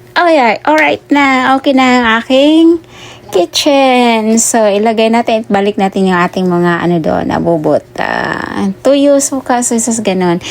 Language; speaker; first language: Filipino; non-native, local second language; Cebuano